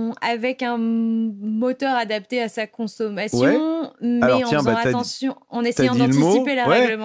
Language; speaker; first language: French; native; French